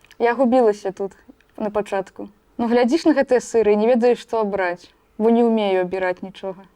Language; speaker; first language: Belarusian; native; Belarusian